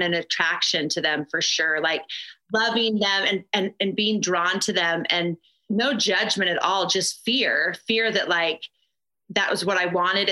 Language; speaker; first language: English; native; English